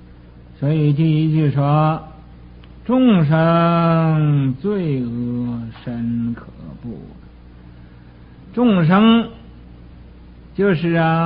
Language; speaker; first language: Chinese; native; Chinese